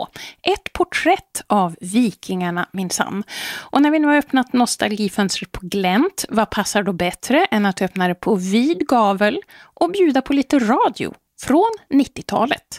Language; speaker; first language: Swedish; native; Swedish